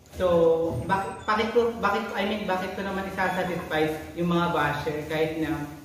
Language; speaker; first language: Filipino; non-native, local second language; Hiligaynon